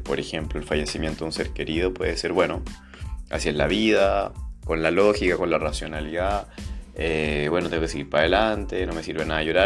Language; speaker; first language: Spanish; native; Spanish